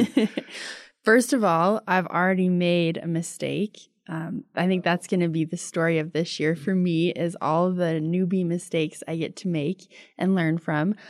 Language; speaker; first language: English; native; English